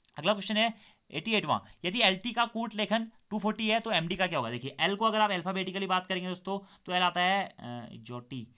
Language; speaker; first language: Hindi; native; Hindi